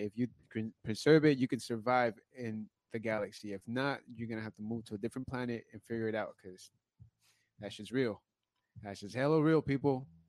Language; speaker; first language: English; early bilingual, other home language; Spanish